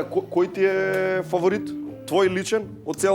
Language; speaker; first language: Macedonian; native; Macedonian